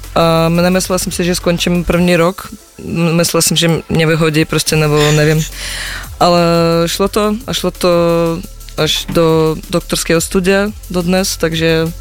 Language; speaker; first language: Czech; non-native, fluent; Russian